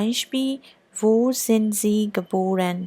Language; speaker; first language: German; non-native, fluent; Burmese